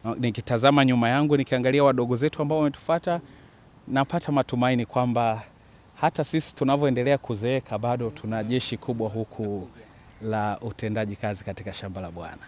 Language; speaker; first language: Swahili; native; Swahili